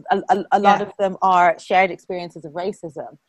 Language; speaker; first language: English; native; English